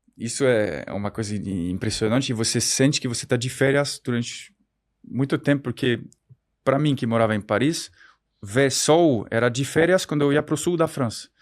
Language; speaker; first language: Portuguese; non-native, fluent; French